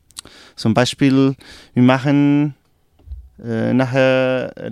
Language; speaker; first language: German; non-native, learner; Spanish